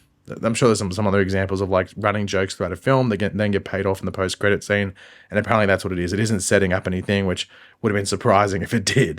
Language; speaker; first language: English; native; English